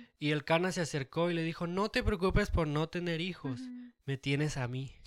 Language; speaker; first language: Spanish; early bilingual, heritage; Spanish